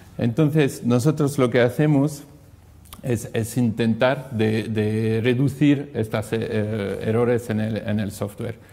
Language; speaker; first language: Spanish; non-native, fluent; French